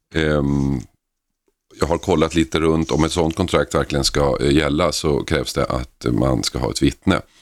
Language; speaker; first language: Swedish; native; Swedish